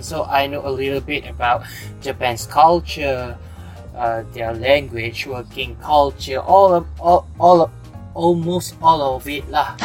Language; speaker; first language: English; non-native, local second language; Malay